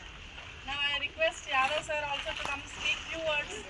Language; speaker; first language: English; non-native, local second language; Telugu